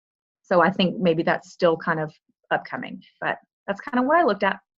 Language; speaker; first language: English; native; English